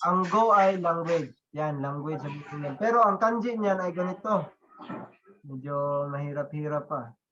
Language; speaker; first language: Filipino; non-native, local second language; Cebuano